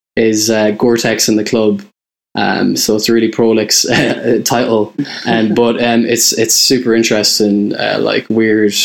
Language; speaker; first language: English; native; English